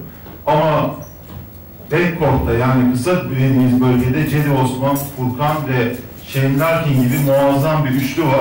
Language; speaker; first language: Turkish; native; Turkish